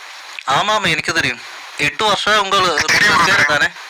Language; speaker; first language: Tamil; non-native, learner; Malayalam